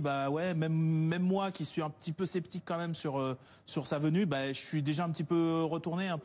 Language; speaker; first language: French; native; French